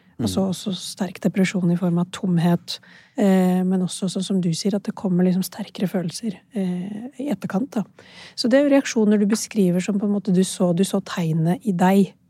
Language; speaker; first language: Norwegian; early bilingual, other home language; Urdu